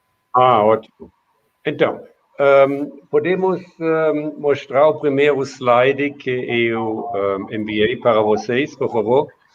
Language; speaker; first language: Portuguese; non-native, fluent; German